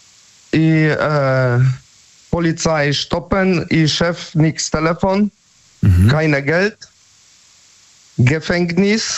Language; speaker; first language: German; non-native, learner; Polish